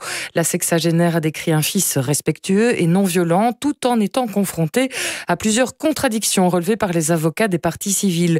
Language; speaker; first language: French; native; French